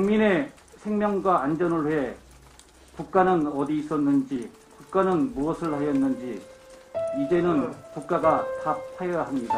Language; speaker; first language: Korean; native; Korean